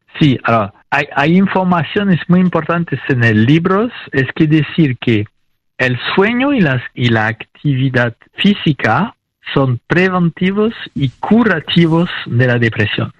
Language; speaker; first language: Spanish; non-native, fluent; French